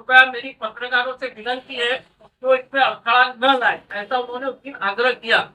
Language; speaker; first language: Hindi; non-native, local second language; Marathi